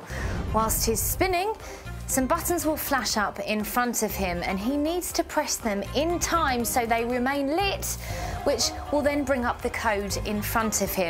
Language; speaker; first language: English; native; English